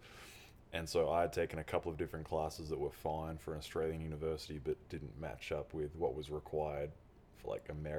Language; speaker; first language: English; native; English